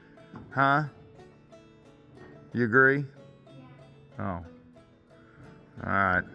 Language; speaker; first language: English; native; English